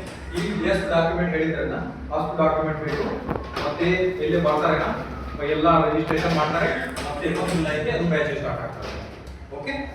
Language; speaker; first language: Kannada; non-native, local second language; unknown